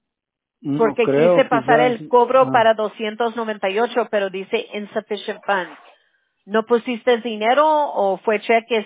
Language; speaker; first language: Spanish; non-native, local second language; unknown